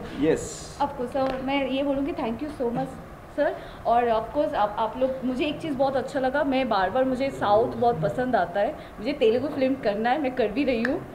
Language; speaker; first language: Hindi; non-native, local second language; Bangla